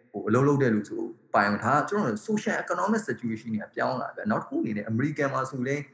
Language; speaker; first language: Burmese; native; Burmese